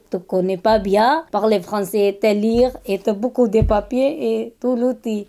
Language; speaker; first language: French; non-native, learner; Kurdish